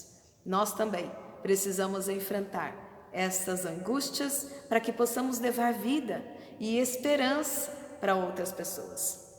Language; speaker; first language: Portuguese; native; Portuguese